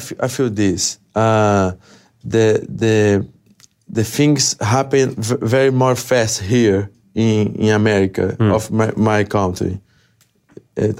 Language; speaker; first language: English; non-native, learner; Portuguese